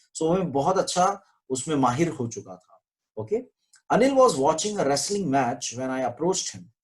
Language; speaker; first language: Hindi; non-native, local second language; Marathi